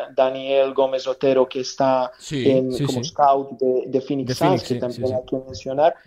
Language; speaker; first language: Spanish; non-native, fluent; Serbian